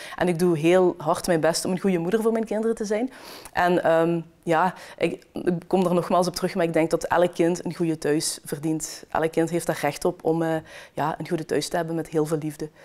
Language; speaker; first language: Dutch; native; Dutch